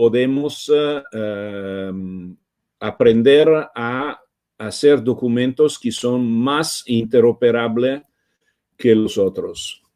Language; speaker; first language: Spanish; non-native, fluent; Italian